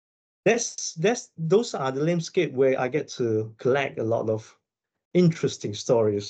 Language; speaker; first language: English; non-native, local second language; Chinese